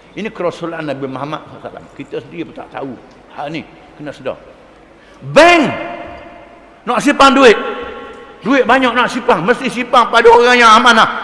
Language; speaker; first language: Malay; native; Malay